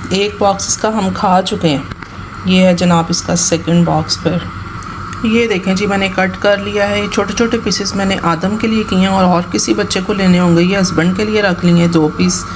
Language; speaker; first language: Urdu; non-native, local second language; Punjabi